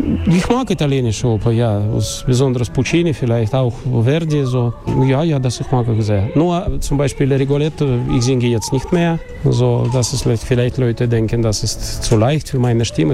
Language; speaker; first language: German; non-native, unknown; Russian